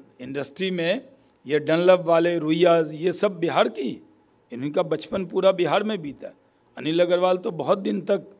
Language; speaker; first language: Hindi; native; Hindi